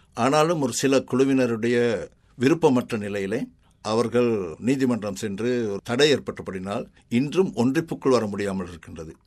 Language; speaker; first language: Tamil; native; Tamil